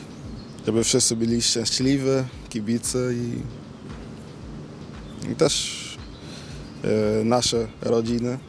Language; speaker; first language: Polish; early bilingual, other home language; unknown